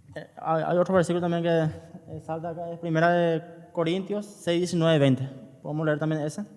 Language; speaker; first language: Spanish; native; Spanish